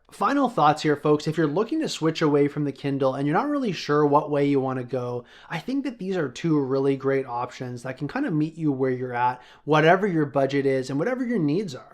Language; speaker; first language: English; native; English